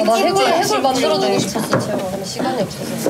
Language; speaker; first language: Korean; native; Korean